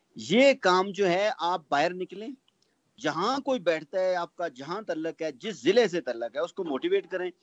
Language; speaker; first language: Urdu; non-native, local second language; Punjabi